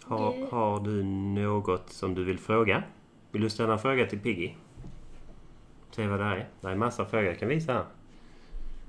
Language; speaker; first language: Swedish; native; Swedish